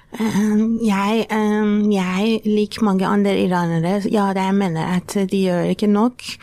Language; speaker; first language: Norwegian; non-native, fluent; Persian